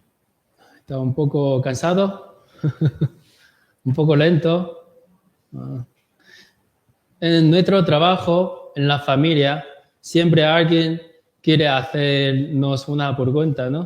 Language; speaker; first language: Spanish; non-native, learner; Korean